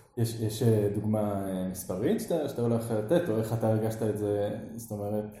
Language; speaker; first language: Hebrew; native; Hebrew